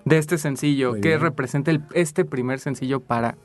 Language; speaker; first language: Spanish; native; Spanish